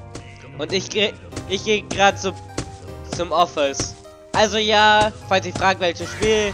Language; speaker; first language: German; native; German